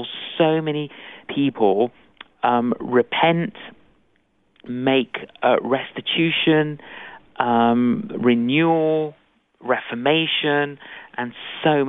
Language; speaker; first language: English; native; English